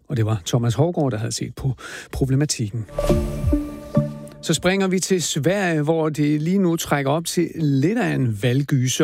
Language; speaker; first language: Danish; native; Danish